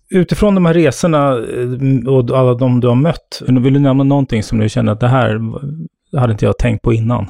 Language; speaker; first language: Swedish; native; Swedish